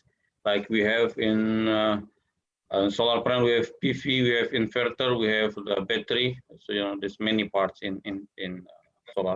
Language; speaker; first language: English; non-native, learner; Indonesian